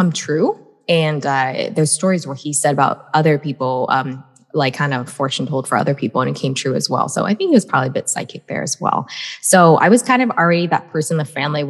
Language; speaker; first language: English; native; English